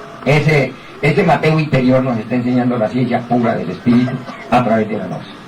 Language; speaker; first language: Spanish; native; Spanish